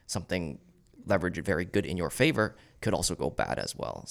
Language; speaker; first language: English; native; English